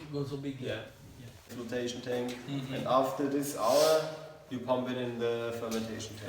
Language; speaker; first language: English; non-native, learner; German